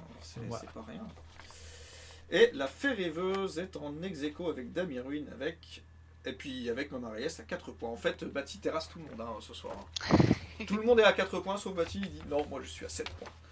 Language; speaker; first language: French; native; French